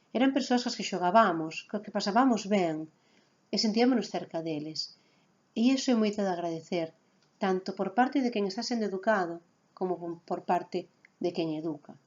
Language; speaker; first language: Galician; native; Galician